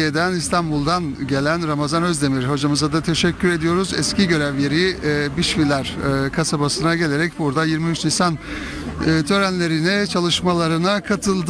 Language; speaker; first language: Turkish; native; Turkish